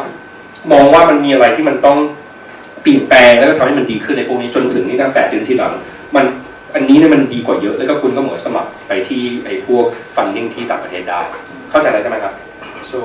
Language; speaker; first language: Thai; early bilingual, heritage; Thai